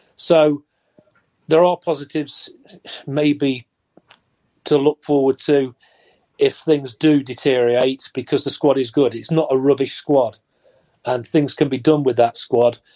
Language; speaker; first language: English; native; English